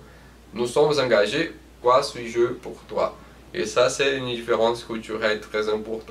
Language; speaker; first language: French; non-native, fluent; Portuguese